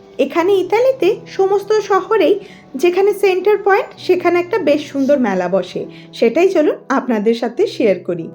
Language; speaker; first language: Bangla; native; Bangla